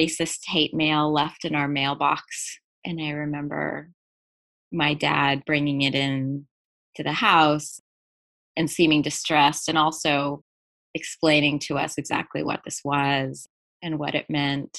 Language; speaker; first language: English; native; English